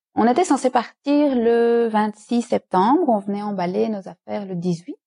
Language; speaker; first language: French; native; French